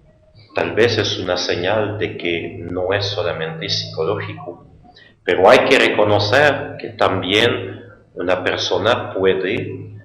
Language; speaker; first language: Spanish; non-native, fluent; French